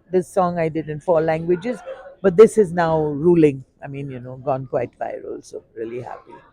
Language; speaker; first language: English; non-native, local second language; Tamil